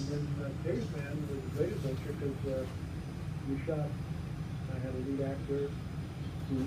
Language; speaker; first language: English; native; English